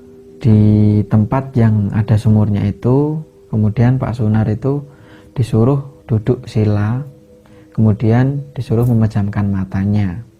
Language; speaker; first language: Indonesian; native; Indonesian